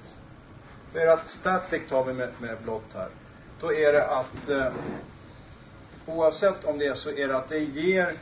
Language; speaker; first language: Swedish; native; Swedish